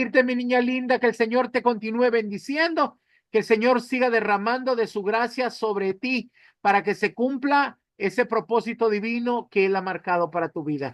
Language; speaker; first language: Spanish; native; Spanish